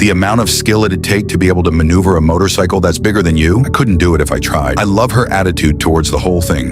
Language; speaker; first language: English; native; English